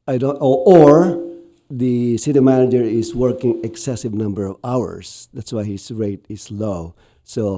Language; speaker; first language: English; non-native, local second language; Filipino